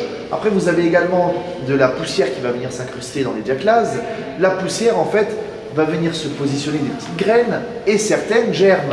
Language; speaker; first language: French; native; French